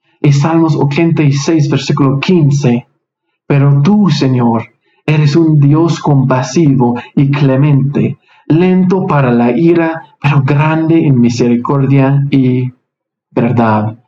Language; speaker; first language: Spanish; non-native, fluent; English